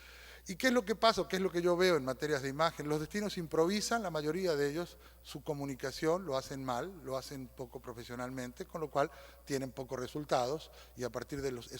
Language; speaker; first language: Spanish; native; Spanish